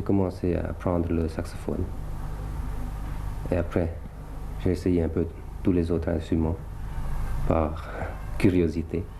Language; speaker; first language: French; early bilingual, other home language; Thai